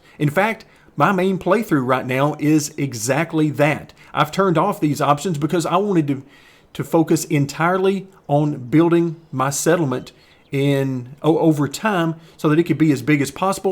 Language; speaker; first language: English; native; English